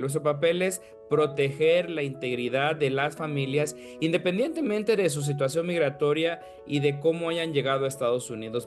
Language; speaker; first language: Spanish; native; Spanish